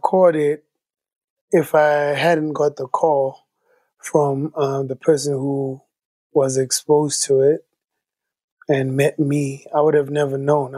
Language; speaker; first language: English; non-native, local second language; Tswana